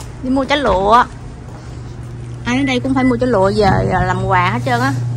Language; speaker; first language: Vietnamese; native; Vietnamese